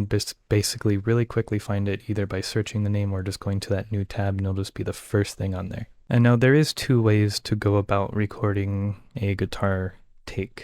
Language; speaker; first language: English; native; English